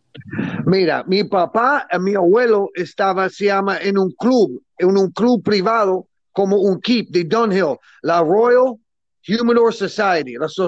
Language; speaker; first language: Spanish; non-native, learner; English